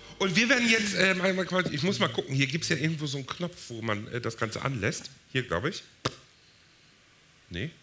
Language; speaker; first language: German; native; German